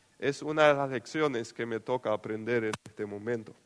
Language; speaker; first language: Spanish; non-native, local second language; Plautdietsch